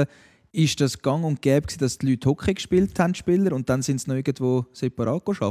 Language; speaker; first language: German; native; German